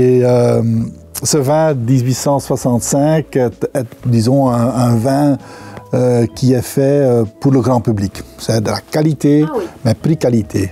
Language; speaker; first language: French; non-native, local second language; Dutch